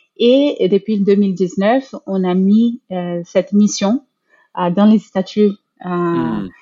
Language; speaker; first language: French; non-native, fluent; Portuguese